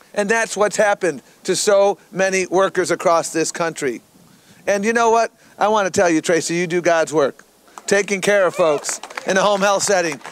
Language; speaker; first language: English; native; English